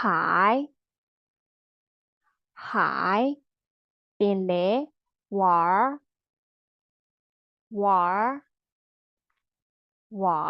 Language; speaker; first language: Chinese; non-native, fluent; Burmese